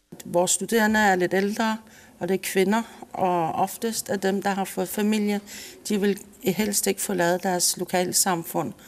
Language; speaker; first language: Danish; non-native, local second language; Kalaallisut